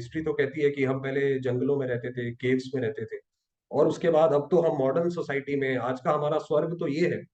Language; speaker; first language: Hindi; native; Hindi